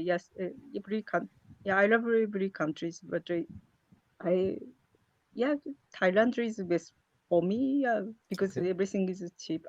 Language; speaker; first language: English; non-native, learner; Japanese